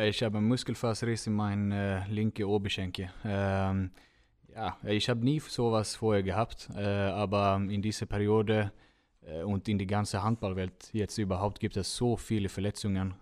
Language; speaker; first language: German; non-native, fluent; Swedish